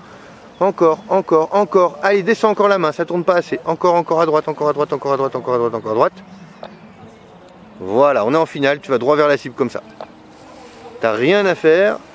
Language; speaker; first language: French; native; French